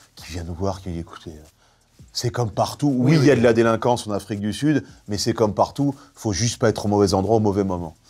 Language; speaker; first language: French; native; French